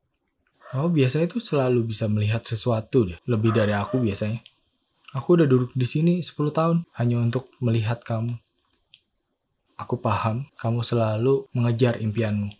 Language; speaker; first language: Indonesian; native; Indonesian